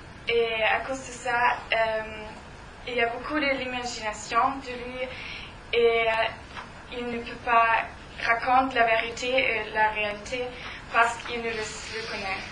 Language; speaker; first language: French; non-native, learner; German